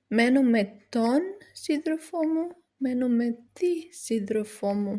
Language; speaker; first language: Greek; non-native, learner; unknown